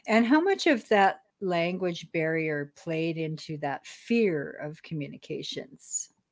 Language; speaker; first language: English; native; English